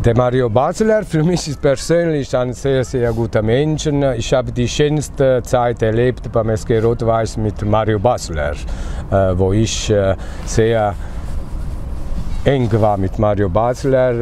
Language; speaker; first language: German; non-native, fluent; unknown